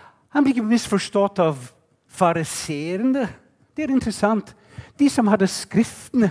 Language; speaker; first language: Norwegian; non-native, fluent; English